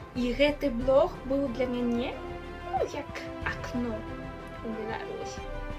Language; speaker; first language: Belarusian; non-native, fluent; Spanish